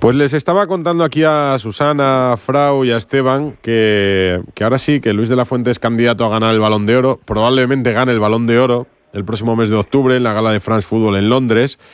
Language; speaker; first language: Spanish; native; Spanish